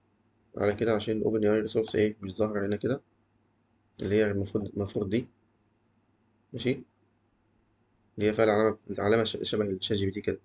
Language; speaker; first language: Arabic; native; Arabic